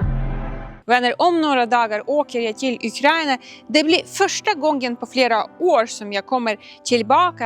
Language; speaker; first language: Swedish; non-native, fluent; Ukrainian